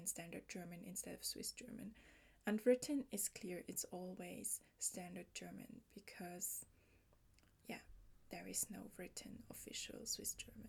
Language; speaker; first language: English; non-native, fluent; German